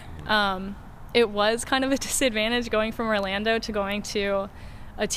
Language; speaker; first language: English; native; English